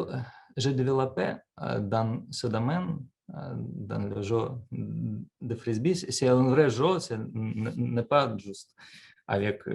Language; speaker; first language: French; non-native, learner; Russian